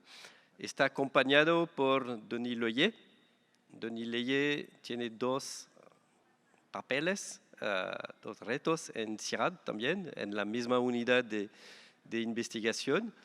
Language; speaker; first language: Spanish; non-native, fluent; French